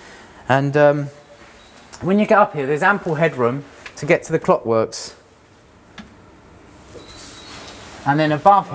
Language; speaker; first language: English; native; English